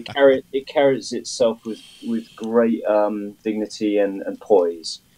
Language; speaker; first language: English; native; English